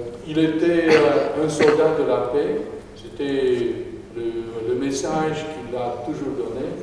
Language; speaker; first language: French; non-native, fluent; Romanian